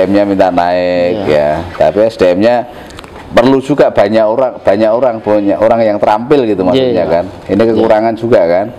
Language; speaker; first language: Indonesian; native; Indonesian